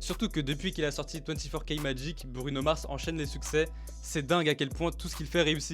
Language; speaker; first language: French; native; French